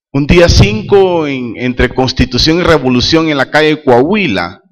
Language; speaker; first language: Spanish; native; Spanish